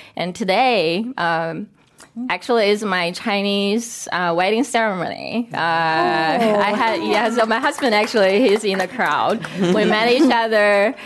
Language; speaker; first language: English; non-native, fluent; Korean